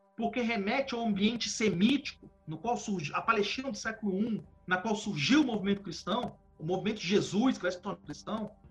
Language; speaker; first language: Portuguese; native; Portuguese